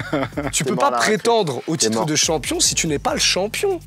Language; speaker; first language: French; native; French